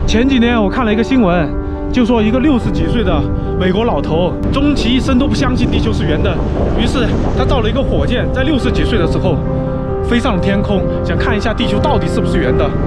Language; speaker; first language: Chinese; native; Chinese